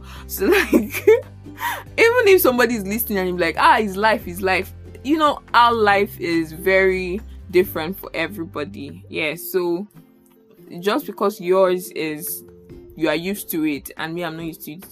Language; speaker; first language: English; non-native, local second language; Yoruba